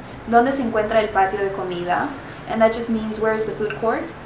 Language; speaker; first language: English; early bilingual, other home language; Spanish